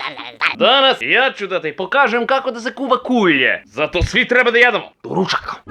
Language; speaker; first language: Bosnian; non-native, learner; English